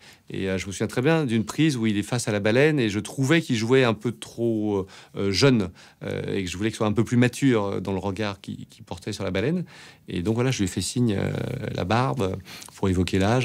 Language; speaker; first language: French; native; French